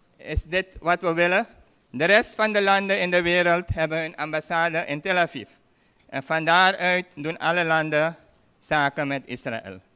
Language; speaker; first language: Dutch; native; Dutch